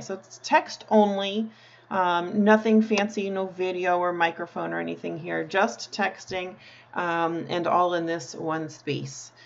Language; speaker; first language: English; native; English